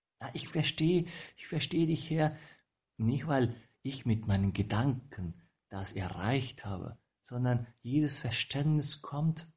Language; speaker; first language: German; non-native, fluent; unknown